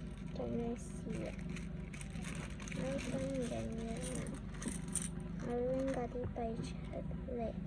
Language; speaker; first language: Cantonese; native; Cantonese